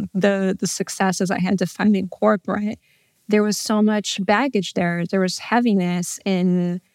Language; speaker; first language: English; non-native, fluent; Portuguese